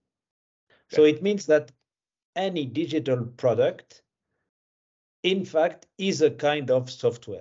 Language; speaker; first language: English; non-native, fluent; French